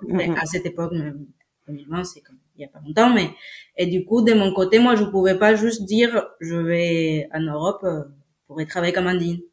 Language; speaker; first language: French; non-native, fluent; Spanish